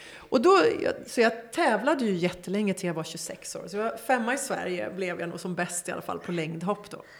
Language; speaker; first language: Swedish; early bilingual, other home language; Persian